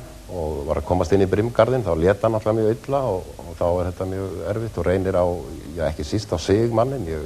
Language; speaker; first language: Icelandic; native; Icelandic